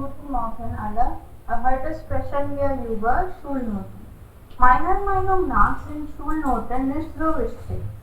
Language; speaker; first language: German; non-native, learner; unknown